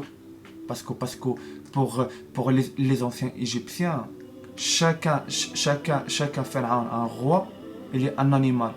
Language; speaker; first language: French; non-native, learner; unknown